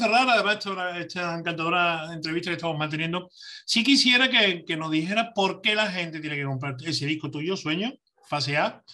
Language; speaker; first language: Spanish; native; Spanish